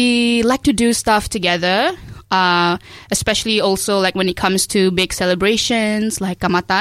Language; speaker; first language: English; non-native, local second language; Malay